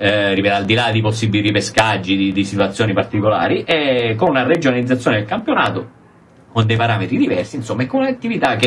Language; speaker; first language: Italian; native; Italian